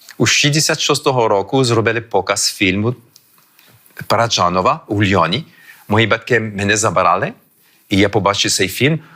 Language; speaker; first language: Ukrainian; early bilingual, heritage; French